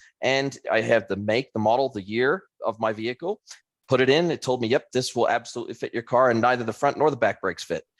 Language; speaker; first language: English; native; English